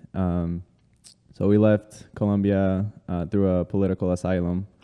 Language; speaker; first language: English; early bilingual, other home language; Spanish